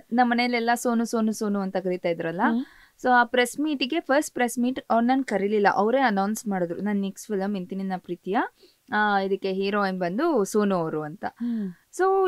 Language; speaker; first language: Kannada; native; Kannada